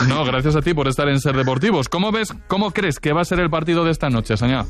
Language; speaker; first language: Spanish; native; Spanish